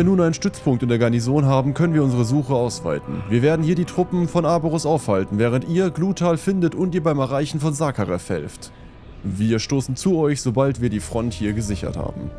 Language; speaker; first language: German; native; German